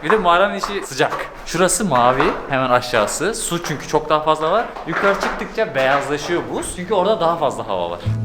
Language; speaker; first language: Turkish; native; Turkish